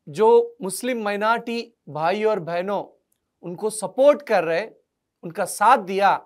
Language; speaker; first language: Hindi; non-native, local second language; Telugu